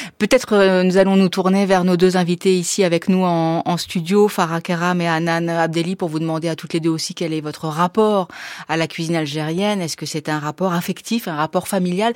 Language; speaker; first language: French; native; French